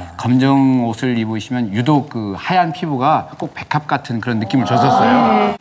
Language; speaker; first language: Korean; native; Korean